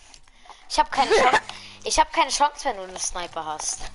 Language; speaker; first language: German; native; German